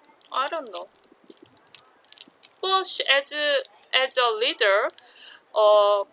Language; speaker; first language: English; non-native, learner; Korean